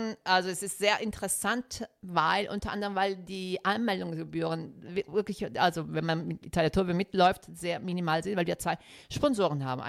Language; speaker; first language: German; non-native, fluent; Italian